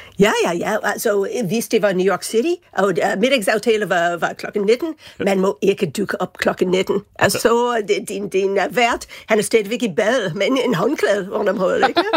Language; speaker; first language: Danish; non-native, fluent; English